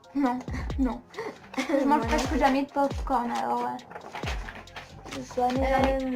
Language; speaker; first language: French; native; French